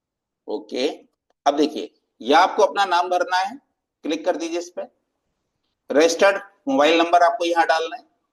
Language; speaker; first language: Hindi; native; Hindi